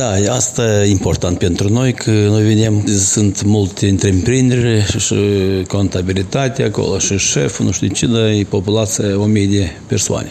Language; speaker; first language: Romanian; non-native, local second language; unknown